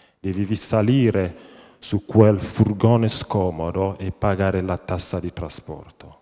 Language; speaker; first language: Italian; non-native, fluent; French